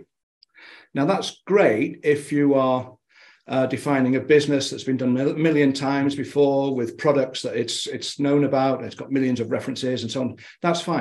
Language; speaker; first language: English; native; English